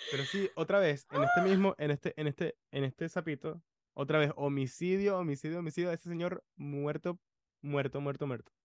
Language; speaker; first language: Spanish; early bilingual, other home language; English